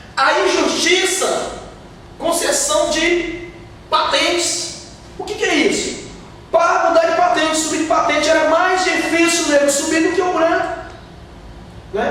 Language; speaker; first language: Portuguese; native; Portuguese